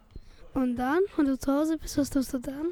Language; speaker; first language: German; non-native, local second language; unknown